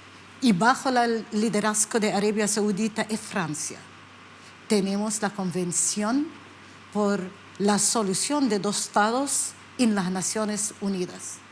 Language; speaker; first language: Spanish; non-native, learner; Arabic